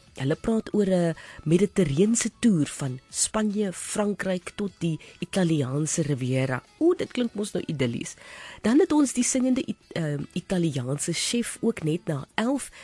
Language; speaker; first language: Afrikaans; native; Afrikaans